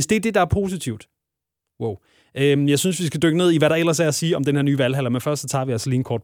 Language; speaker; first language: Danish; native; Danish